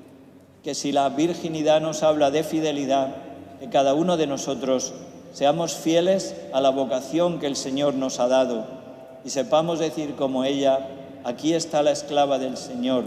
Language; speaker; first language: Spanish; native; Spanish